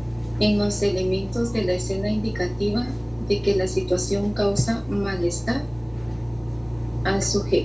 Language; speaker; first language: Spanish; native; Spanish